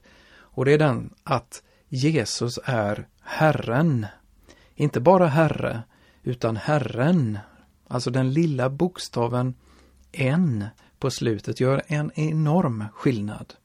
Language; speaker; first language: Swedish; native; Swedish